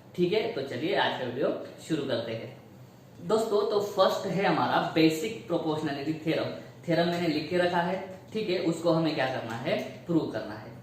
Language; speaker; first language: Hindi; non-native, local second language; Marathi